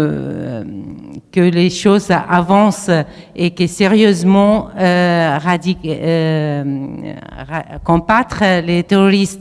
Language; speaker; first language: French; non-native, fluent; Arabic